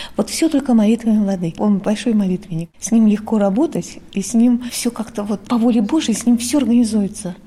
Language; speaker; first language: Russian; native; Russian